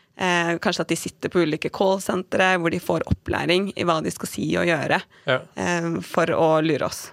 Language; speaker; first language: Norwegian; native; Norwegian